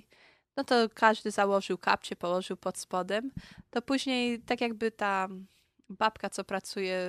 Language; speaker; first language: Polish; early bilingual, heritage; Polish